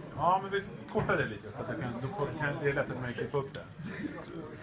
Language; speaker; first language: Swedish; native; Swedish